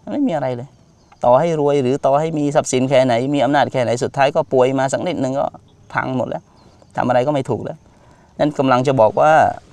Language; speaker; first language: Thai; non-native, local second language; Malay